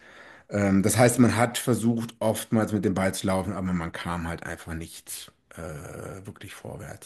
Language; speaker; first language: German; native; German